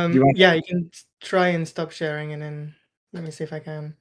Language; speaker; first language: English; native; English